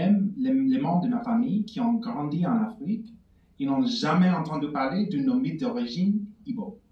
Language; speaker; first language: French; non-native, fluent; English